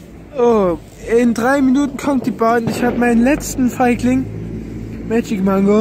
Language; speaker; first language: German; native; German